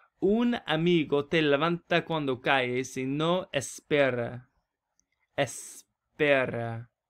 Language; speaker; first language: Spanish; non-native, learner; English